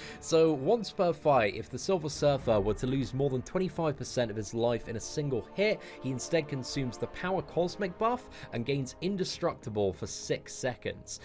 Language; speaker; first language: English; native; English